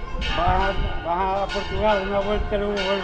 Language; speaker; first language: Spanish; native; Spanish